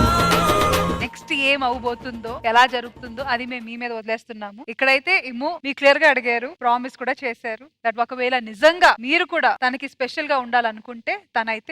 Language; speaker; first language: Telugu; native; Telugu